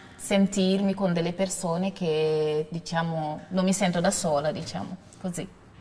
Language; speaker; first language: Italian; non-native, fluent; Wolof